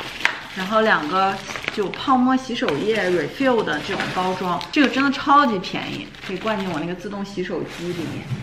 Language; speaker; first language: Chinese; native; Chinese